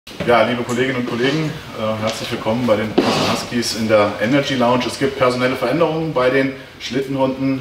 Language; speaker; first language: German; native; German